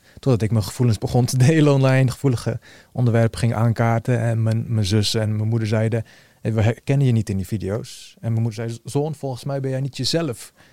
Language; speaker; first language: Dutch; early bilingual, other home language; Bosnian